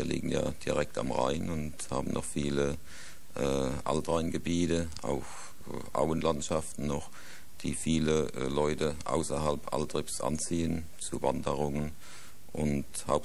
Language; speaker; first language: German; native; German